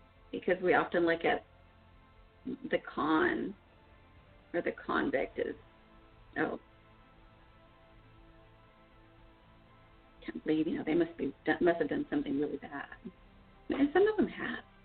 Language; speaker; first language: English; early bilingual, other home language; Spanish